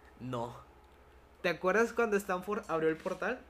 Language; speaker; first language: Spanish; native; Spanish